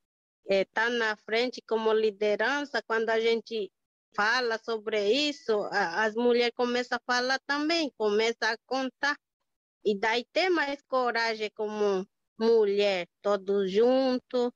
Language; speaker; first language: Portuguese; non-native, local second language; Guarani